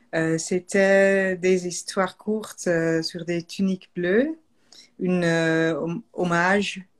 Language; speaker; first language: French; non-native, learner; Dutch